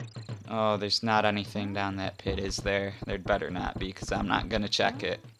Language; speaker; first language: English; native; English